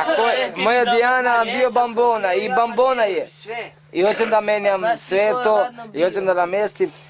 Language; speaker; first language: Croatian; non-native, local second language; Romany